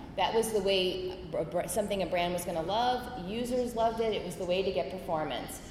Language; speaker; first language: English; native; English